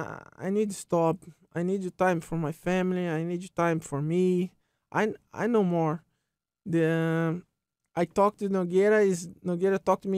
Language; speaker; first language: English; non-native, learner; Portuguese